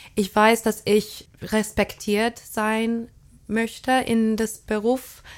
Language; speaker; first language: German; non-native, fluent; English